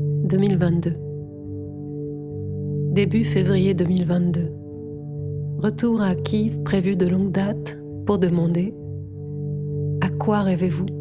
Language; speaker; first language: French; native; French